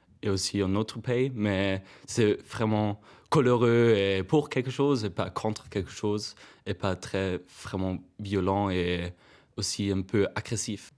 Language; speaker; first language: French; non-native, fluent; German